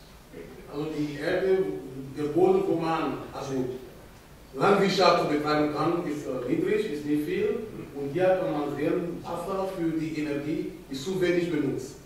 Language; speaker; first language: German; non-native, fluent; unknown